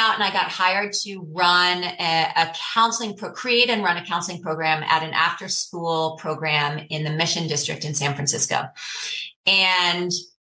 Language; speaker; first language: English; native; English